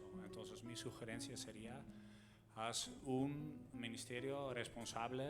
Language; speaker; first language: Spanish; non-native, fluent; Dutch